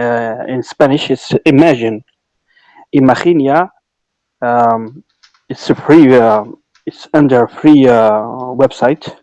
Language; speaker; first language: English; non-native, local second language; Arabic